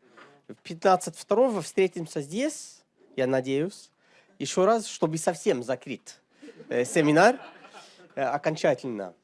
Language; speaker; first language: Russian; non-native, fluent; Norwegian